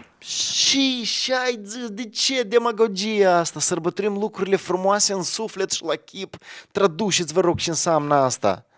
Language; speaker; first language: Romanian; native; Romanian